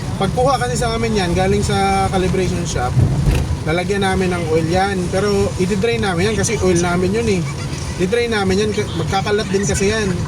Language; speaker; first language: Filipino; native; Filipino